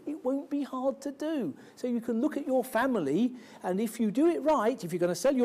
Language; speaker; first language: English; native; English